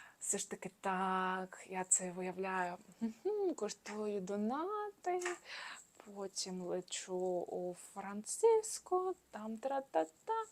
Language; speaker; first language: Ukrainian; non-native, local second language; Russian